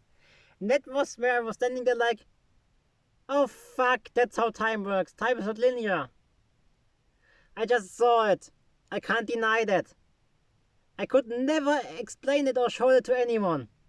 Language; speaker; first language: English; non-native, fluent; German